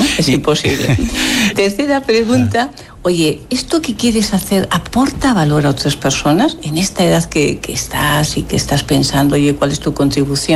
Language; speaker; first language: Spanish; native; Spanish